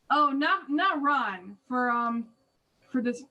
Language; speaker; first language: English; native; English